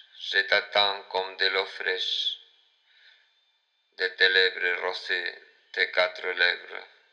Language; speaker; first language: French; non-native, fluent; Spanish